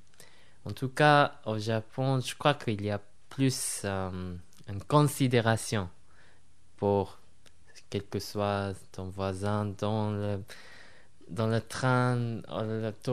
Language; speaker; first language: French; non-native, fluent; Japanese